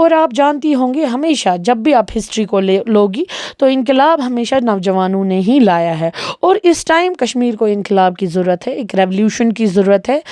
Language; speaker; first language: Urdu; non-native, local second language; Kashmiri